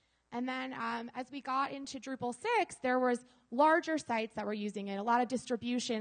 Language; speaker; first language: English; native; English